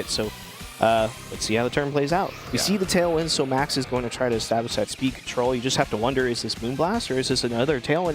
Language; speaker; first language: English; native; English